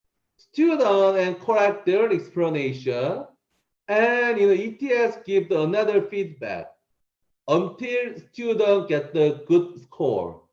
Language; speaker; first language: English; non-native, learner; Korean